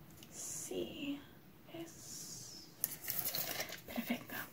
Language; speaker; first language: Spanish; non-native, learner; English